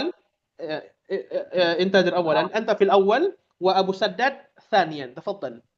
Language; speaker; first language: Arabic; non-native, fluent; Indonesian